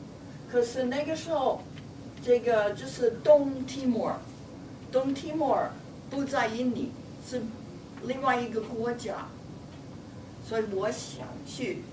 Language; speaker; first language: Chinese; non-native, fluent; English